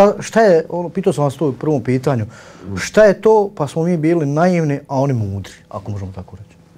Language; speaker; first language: Bosnian; native; Bosnian